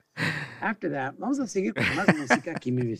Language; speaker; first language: Spanish; early bilingual, heritage; Spanish